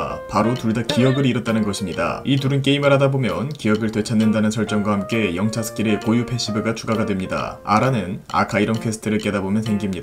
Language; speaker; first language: Korean; native; Korean